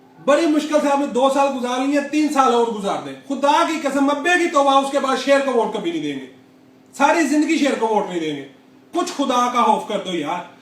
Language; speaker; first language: Urdu; non-native, local second language; Punjabi